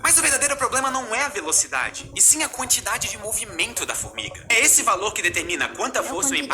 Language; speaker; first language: Portuguese; native; Portuguese